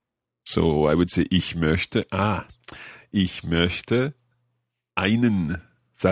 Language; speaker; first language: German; non-native, learner; English